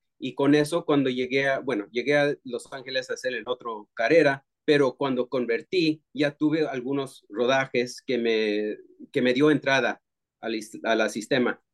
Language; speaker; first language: Spanish; early bilingual, heritage; Spanish